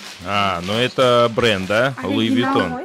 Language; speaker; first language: Russian; native; Russian